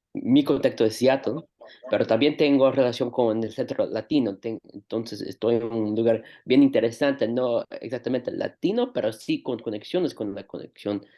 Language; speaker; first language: Spanish; non-native, fluent; English